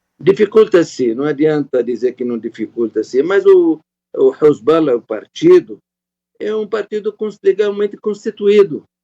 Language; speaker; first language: Portuguese; non-native, fluent; Arabic